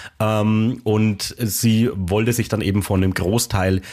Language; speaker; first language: German; native; German